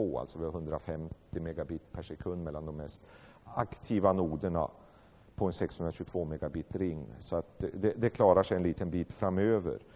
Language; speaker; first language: Swedish; native; Swedish